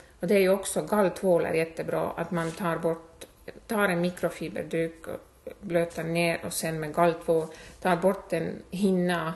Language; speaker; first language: Swedish; non-native, fluent; Estonian